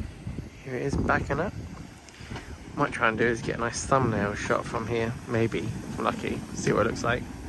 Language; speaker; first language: English; native; English